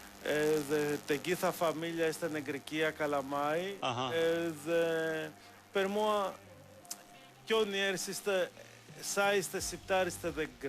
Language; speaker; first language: Albanian; non-native, learner; Greek